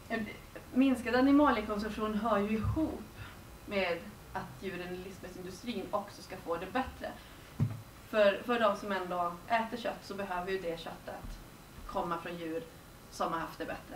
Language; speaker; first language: Swedish; native; Swedish